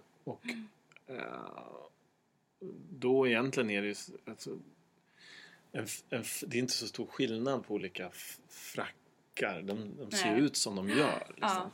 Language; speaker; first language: Swedish; native; Swedish